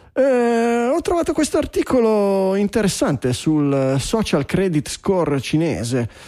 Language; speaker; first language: Italian; native; Italian